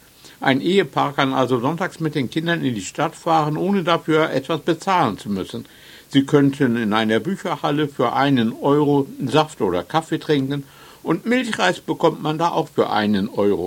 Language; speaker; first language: German; native; German